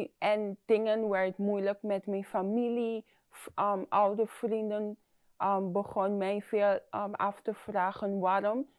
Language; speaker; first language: Dutch; non-native, fluent; English